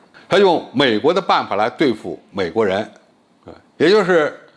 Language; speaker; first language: Chinese; native; Chinese